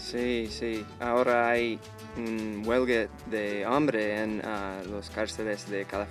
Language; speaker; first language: Spanish; non-native, fluent; English